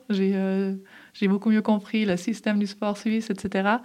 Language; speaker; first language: French; early bilingual, other home language; German